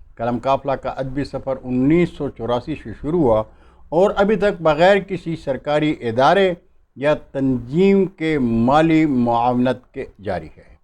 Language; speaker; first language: Urdu; non-native, local second language; Pashto